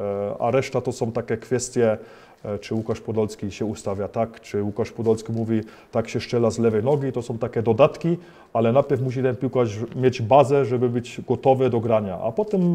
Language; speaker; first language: Polish; early bilingual, heritage; Polish